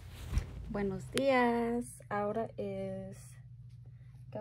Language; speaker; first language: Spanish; early bilingual, heritage; English